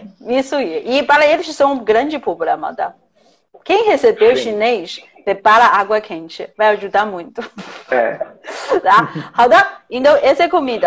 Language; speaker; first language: Portuguese; non-native, fluent; Chinese